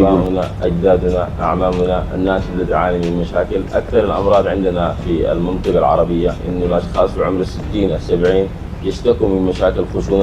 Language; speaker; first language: Arabic; native; Arabic